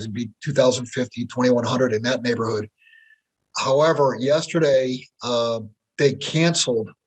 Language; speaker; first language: English; native; English